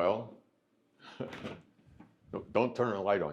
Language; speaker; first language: English; native; English